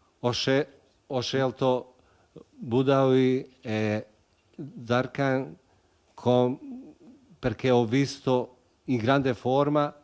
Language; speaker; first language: Italian; non-native, fluent; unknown